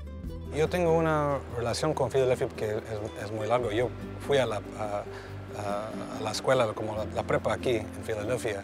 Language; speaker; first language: Spanish; early bilingual, heritage; English